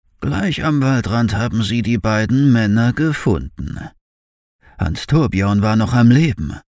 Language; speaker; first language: German; native; German